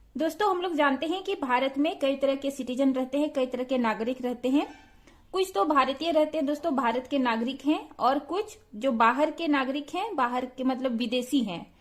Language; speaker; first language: Hindi; non-native, local second language; Santali